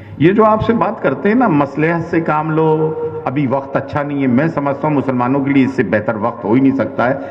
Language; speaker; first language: Urdu; native; Urdu